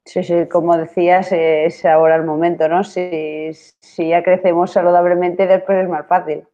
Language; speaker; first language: Spanish; non-native, local second language; Catalan